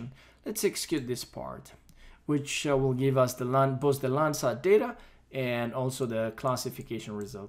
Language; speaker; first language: English; non-native, fluent; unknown